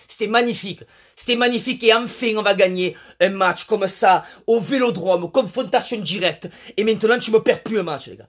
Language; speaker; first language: French; native; French